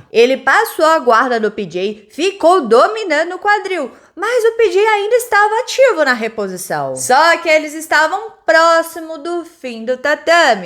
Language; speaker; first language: Portuguese; native; Portuguese